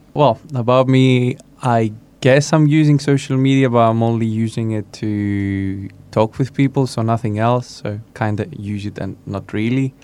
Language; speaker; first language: English; non-native, fluent; Greek